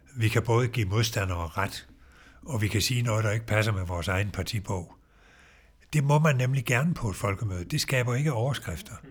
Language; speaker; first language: Danish; native; Danish